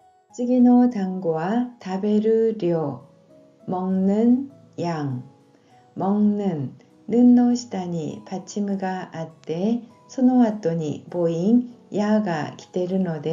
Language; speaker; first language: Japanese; non-native, fluent; Korean